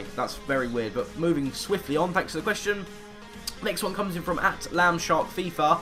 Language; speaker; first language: English; native; English